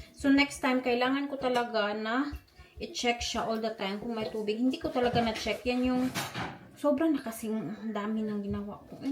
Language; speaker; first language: Filipino; non-native, local second language; Cebuano